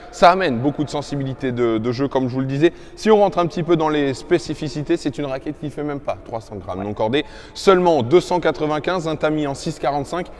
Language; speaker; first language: French; native; French